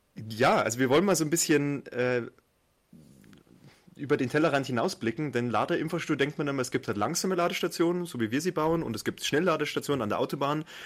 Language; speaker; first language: German; native; German